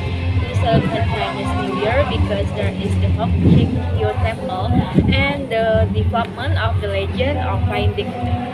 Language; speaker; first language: English; non-native, learner; Indonesian